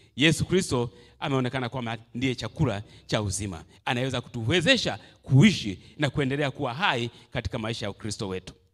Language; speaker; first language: Swahili; native; Swahili